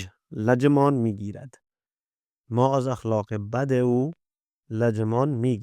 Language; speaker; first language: Persian; non-native, fluent; Urdu